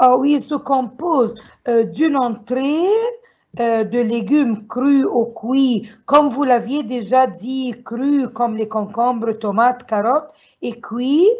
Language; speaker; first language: French; non-native, learner; Arabic